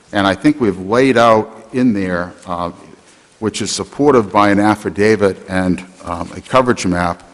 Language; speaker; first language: English; native; English